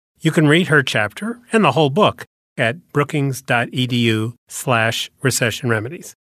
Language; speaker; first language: English; native; English